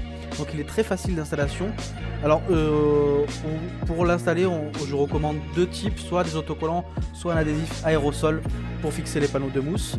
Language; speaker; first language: French; native; French